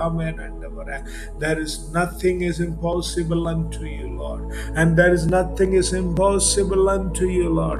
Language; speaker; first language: English; non-native, local second language; Tamil